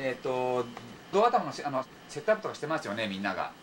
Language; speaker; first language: Japanese; native; Japanese